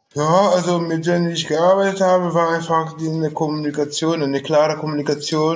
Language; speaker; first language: German; non-native, fluent; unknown